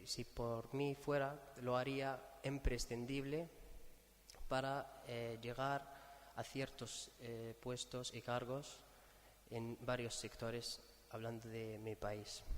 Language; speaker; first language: Spanish; non-native, fluent; Arabic